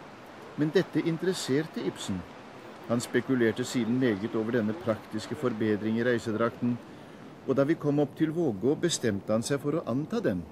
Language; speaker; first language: Norwegian; native; Norwegian